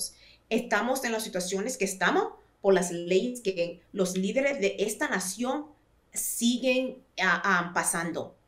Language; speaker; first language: Spanish; early bilingual, heritage; Spanish